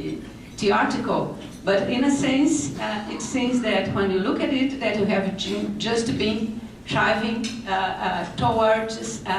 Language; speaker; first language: English; non-native, fluent; Portuguese